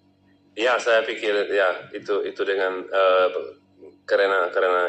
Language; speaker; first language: Indonesian; non-native, learner; Czech